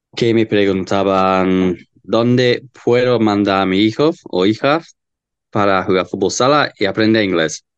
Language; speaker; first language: Spanish; non-native, learner; English